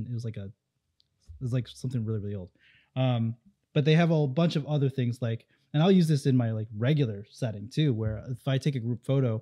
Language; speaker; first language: English; native; English